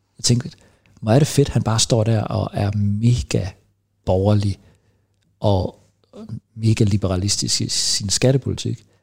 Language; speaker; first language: Danish; native; Danish